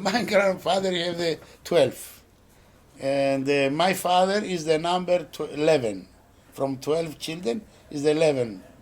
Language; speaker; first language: English; non-native, learner; Greek